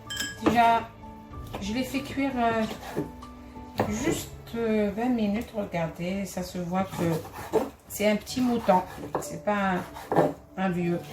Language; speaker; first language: French; non-native, local second language; Arabic